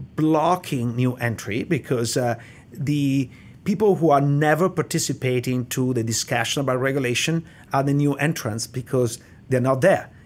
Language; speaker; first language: English; non-native, fluent; Italian